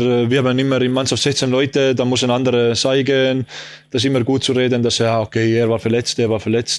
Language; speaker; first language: German; non-native, learner; Estonian